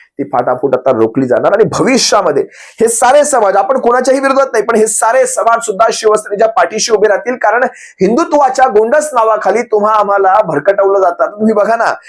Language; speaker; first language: Marathi; native; Marathi